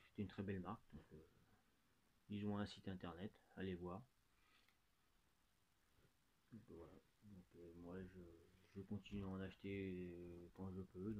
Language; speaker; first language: French; native; French